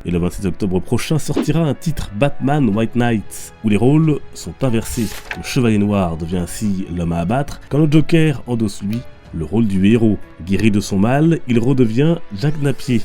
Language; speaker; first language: French; native; French